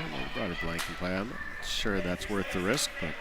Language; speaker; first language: English; native; English